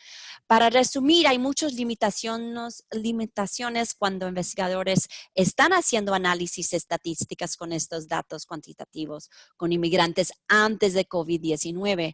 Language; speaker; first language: Spanish; early bilingual, heritage; Spanish